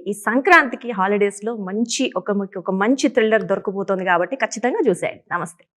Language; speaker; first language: Telugu; native; Telugu